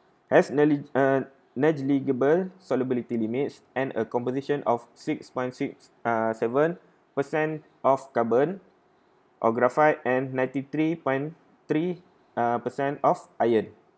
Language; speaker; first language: English; non-native, local second language; Malay